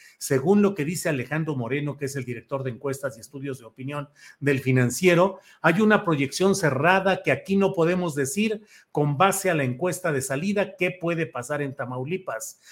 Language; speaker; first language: Spanish; native; Spanish